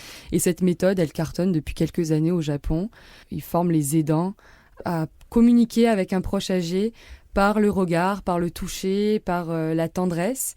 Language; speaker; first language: French; native; French